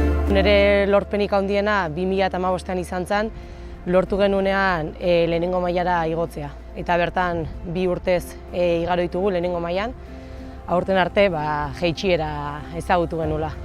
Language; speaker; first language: Basque; native; Basque